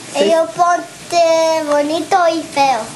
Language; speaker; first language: Spanish; early bilingual, heritage; Spanish